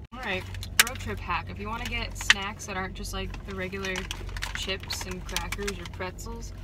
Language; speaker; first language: English; native; English